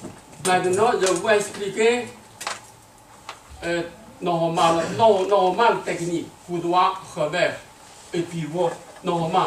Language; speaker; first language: French; non-native, learner; Chinese